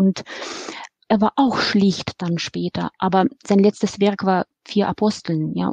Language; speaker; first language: German; non-native, fluent; Ukrainian